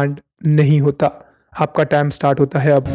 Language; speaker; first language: Hindi; native; Hindi